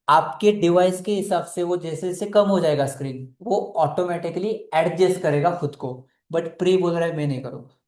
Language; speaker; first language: Hindi; non-native, local second language; Marathi